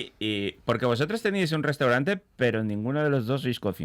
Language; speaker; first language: Spanish; native; Spanish